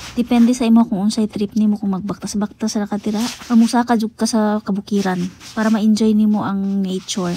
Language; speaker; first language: Cebuano; native; Cebuano